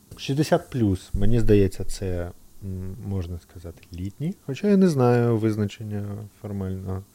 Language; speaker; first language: Ukrainian; native; Ukrainian